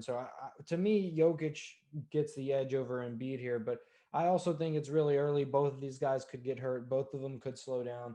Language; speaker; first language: English; native; English